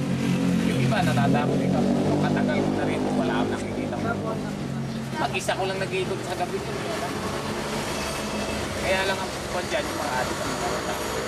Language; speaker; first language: Filipino; non-native, local second language; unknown